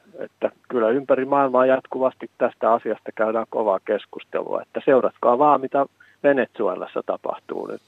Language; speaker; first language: Finnish; native; Finnish